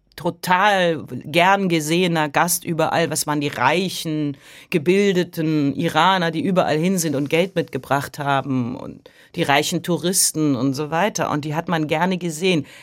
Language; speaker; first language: German; early bilingual, heritage; Persian